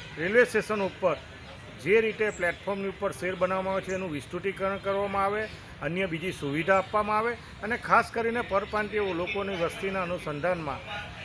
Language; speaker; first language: Gujarati; native; Gujarati